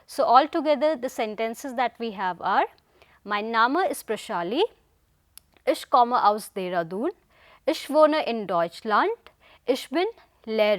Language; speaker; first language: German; non-native, fluent; Hindi